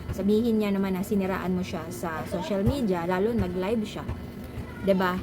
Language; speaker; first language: Filipino; non-native, local second language; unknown